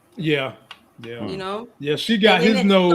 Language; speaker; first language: English; native; English